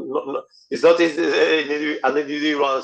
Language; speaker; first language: English; non-native, learner; Spanish